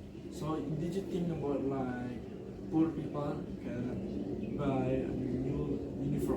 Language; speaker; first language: English; non-native, learner; Indonesian